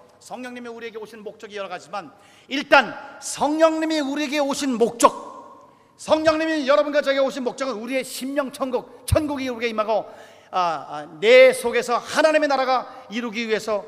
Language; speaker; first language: Korean; native; Korean